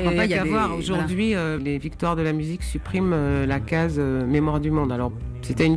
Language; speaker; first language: French; native; French